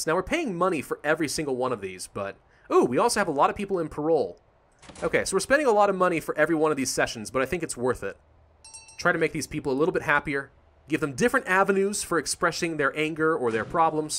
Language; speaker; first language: English; native; English